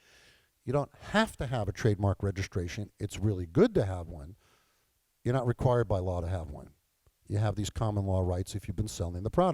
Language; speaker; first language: English; native; English